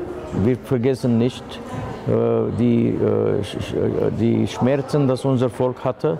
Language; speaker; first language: German; non-native, fluent; Armenian